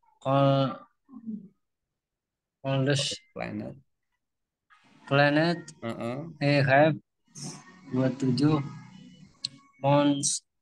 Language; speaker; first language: English; non-native, learner; Indonesian